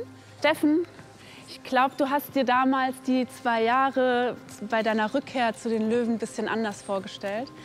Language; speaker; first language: German; native; German